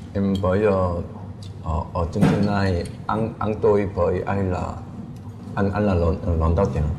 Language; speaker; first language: Vietnamese; non-native, learner; Korean